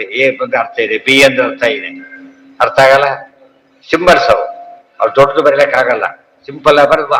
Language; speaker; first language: Kannada; native; Kannada